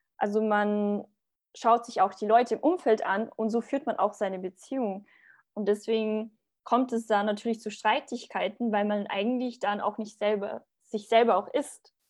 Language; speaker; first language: German; early bilingual, other home language; Bosnian